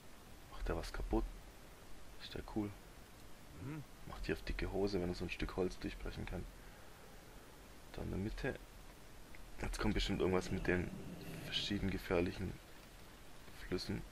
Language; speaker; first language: German; native; German